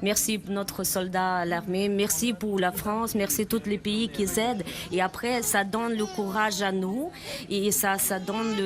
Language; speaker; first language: French; non-native, learner; Ukrainian